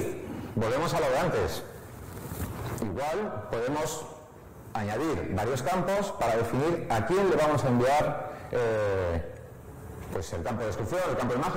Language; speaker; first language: Spanish; native; Spanish